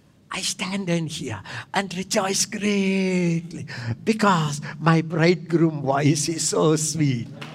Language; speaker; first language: English; non-native, local second language; Tamil